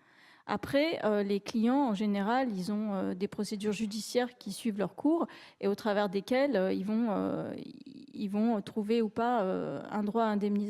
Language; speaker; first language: French; native; French